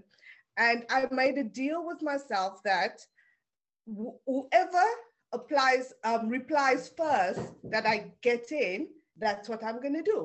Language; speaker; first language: English; non-native, local second language; Afrikaans